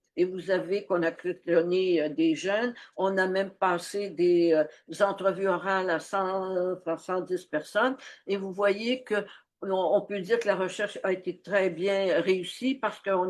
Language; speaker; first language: French; native; French